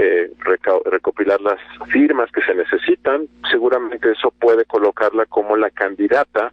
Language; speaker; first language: Spanish; native; Spanish